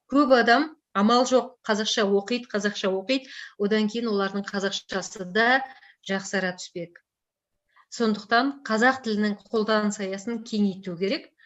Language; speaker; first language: Kazakh; native; Kazakh